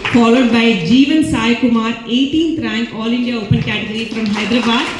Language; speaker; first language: English; non-native, local second language; Telugu